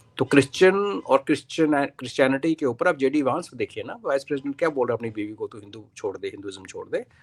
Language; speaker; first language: Hindi; non-native, local second language; Kashmiri